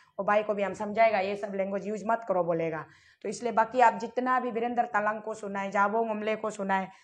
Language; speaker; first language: Hindi; non-native, local second language; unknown